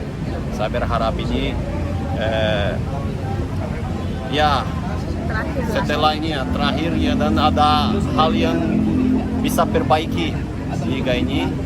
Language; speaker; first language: Indonesian; non-native, fluent; Portuguese